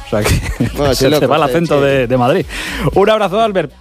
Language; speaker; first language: Spanish; native; Spanish